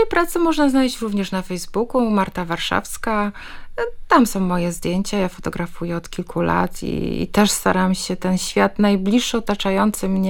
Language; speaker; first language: Polish; native; Polish